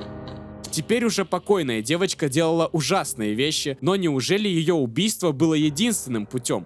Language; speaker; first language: Russian; native; Russian